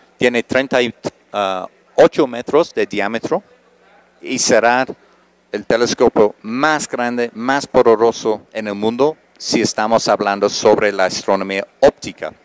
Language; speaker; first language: Spanish; non-native, fluent; English